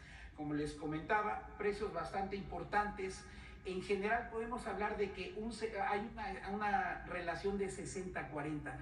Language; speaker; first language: Spanish; native; Spanish